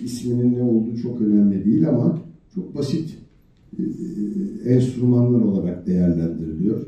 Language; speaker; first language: Turkish; native; Turkish